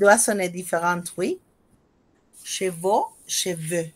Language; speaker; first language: French; non-native, fluent; Spanish